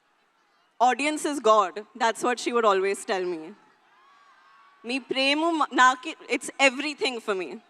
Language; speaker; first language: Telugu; non-native, local second language; Hindi